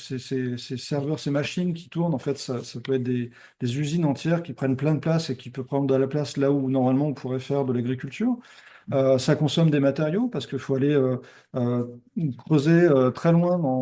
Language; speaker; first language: French; native; French